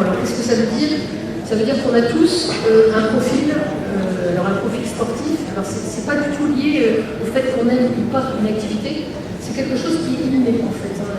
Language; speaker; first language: French; native; French